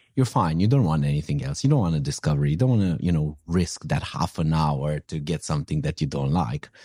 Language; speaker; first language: English; non-native, fluent; Romanian